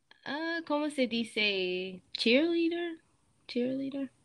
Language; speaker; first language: Spanish; non-native, learner; English